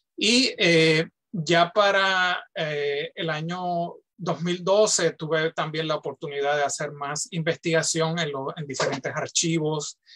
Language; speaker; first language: Spanish; native; Spanish